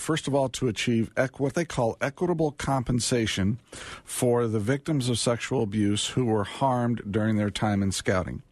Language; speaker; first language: English; native; English